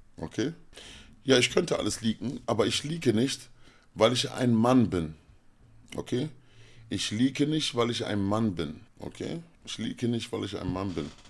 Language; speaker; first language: German; native; German